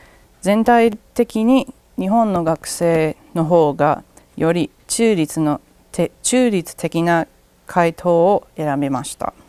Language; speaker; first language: Japanese; non-native, learner; English